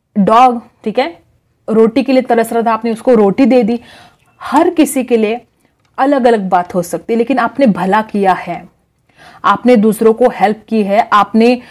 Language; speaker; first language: Hindi; non-native, local second language; Marathi